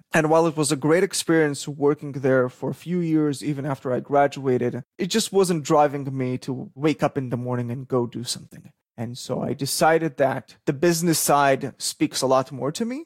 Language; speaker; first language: English; non-native, fluent; Hebrew